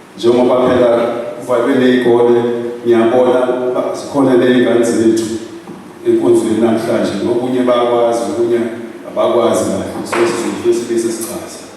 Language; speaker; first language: Zulu; native; Zulu